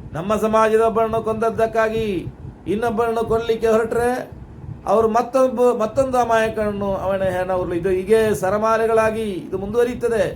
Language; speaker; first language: Kannada; non-native, local second language; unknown